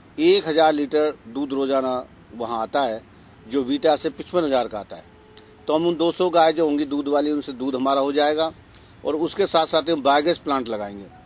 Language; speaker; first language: Hindi; native; Hindi